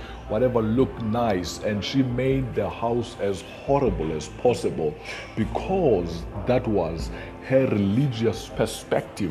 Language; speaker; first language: English; non-native, local second language; Xhosa